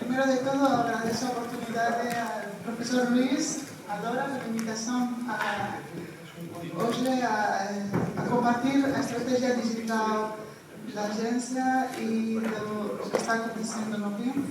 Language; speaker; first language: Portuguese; non-native, fluent; Spanish